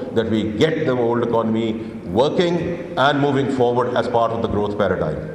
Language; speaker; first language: English; non-native, local second language; Urdu